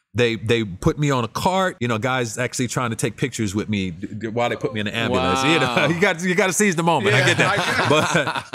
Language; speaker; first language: English; native; English